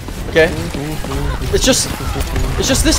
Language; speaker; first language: English; native; English